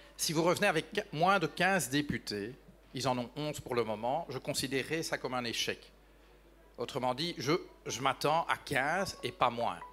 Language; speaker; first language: French; native; French